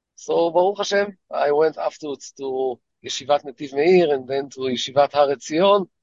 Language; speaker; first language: English; early bilingual, heritage; Hebrew